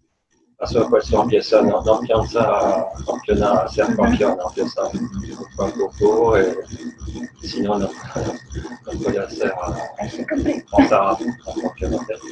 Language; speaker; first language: Spanish; non-native, learner; French